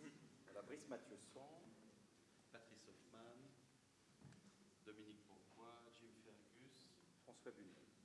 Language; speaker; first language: French; native; French